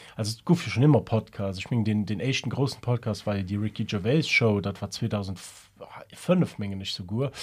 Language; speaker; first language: Luxembourgish; early bilingual, other home language; German